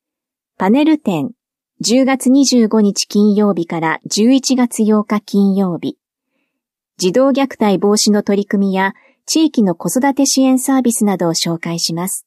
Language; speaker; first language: Japanese; native; Japanese